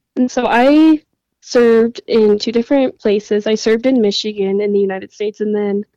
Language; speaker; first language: English; native; English